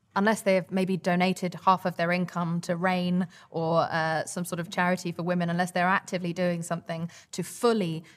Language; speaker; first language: English; native; English